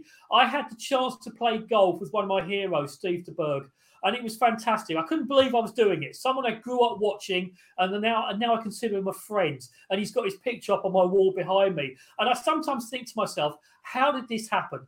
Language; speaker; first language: English; native; English